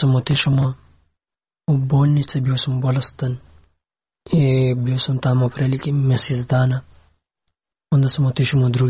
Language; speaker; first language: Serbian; non-native, learner; Pashto